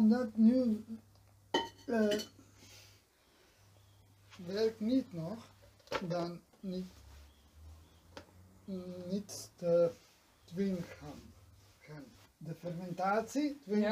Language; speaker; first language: Dutch; non-native, learner; Serbian